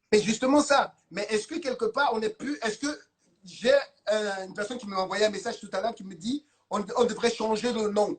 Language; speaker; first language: French; native; French